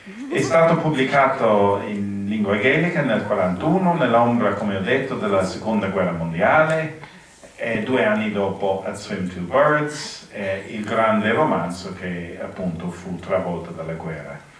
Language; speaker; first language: Italian; non-native, fluent; English